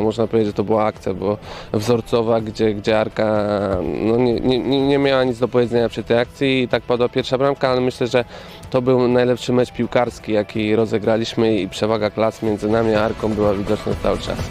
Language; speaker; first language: Polish; native; Polish